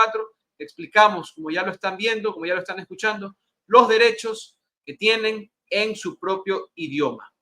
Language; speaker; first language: Spanish; native; Spanish